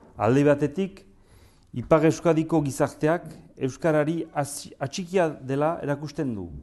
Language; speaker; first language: Basque; native; Basque